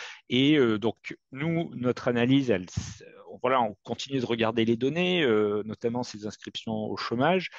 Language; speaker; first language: French; native; French